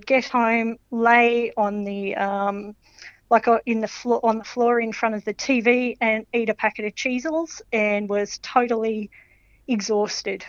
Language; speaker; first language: English; native; English